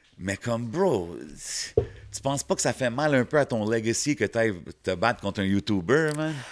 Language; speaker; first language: French; native; French